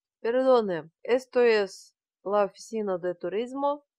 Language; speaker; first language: Spanish; non-native, learner; Russian